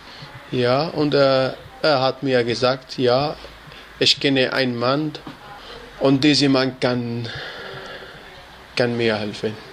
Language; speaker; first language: German; non-native, learner; Arabic